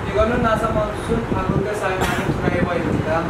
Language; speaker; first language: Korean; non-native, learner; Nepali